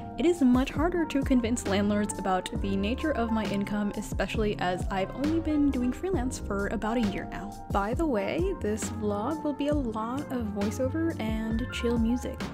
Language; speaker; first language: English; native; English